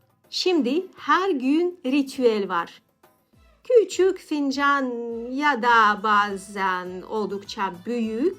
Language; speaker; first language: Turkish; non-native, learner; Russian